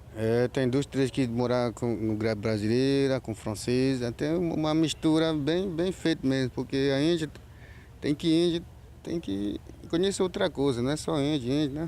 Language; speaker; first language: Portuguese; non-native, learner; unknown